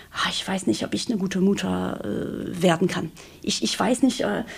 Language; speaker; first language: German; non-native, fluent; French